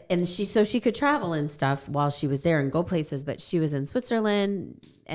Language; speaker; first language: English; native; English